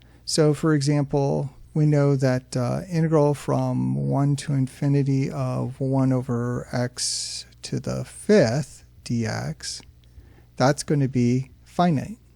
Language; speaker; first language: English; native; English